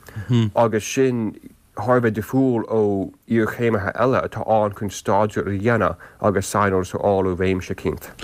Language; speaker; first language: Irish; non-native, local second language; English